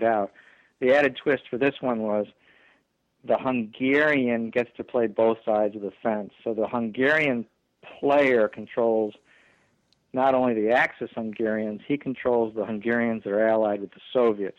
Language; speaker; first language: English; native; English